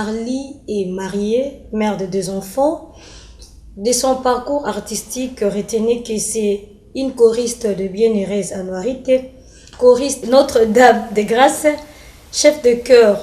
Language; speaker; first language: French; non-native, local second language; Lingala